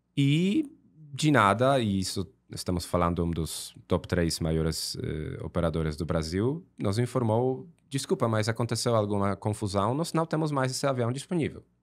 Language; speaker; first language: Portuguese; non-native, fluent; Polish